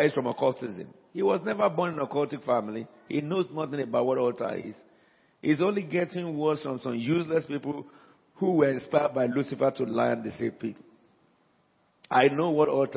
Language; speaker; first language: English; non-native, local second language; Yoruba